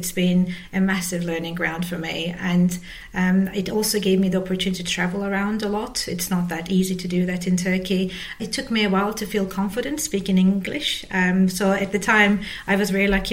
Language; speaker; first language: English; non-native, fluent; Turkish